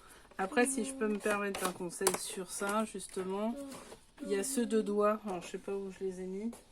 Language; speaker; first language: French; native; French